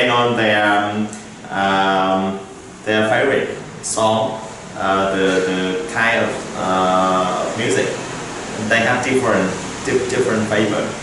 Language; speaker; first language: English; non-native, learner; Vietnamese